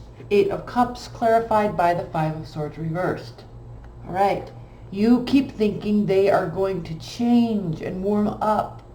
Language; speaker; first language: English; native; English